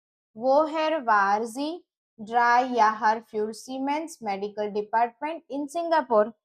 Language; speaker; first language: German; non-native, learner; Gujarati